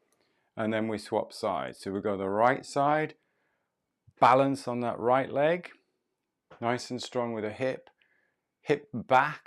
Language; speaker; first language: English; native; English